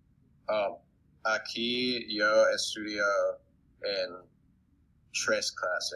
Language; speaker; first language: Spanish; non-native, learner; English